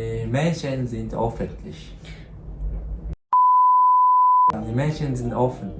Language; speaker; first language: German; non-native, learner; Japanese